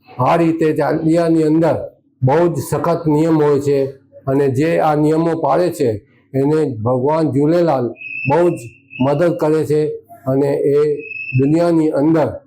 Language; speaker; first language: Gujarati; non-native, local second language; Sindhi